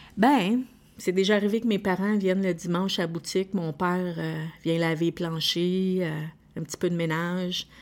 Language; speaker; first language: French; native; French